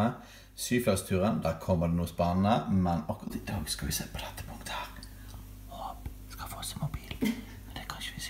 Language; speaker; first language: Norwegian; native; Norwegian